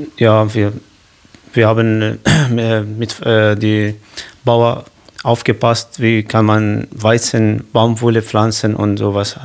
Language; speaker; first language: German; non-native, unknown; Kurdish